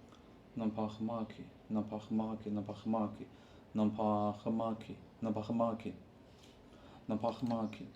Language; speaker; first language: French; non-native, learner; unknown